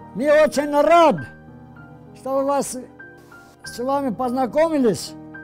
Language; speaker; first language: Russian; non-native, local second language; Armenian